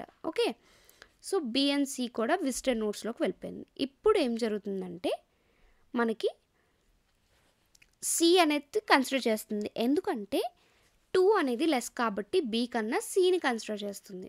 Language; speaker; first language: Telugu; native; Telugu